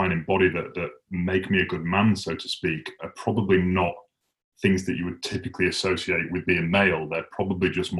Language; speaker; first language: English; native; English